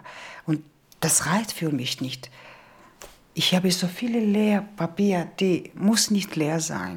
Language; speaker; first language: German; non-native, learner; Georgian